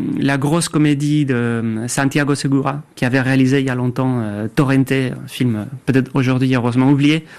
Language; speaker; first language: French; non-native, fluent; Spanish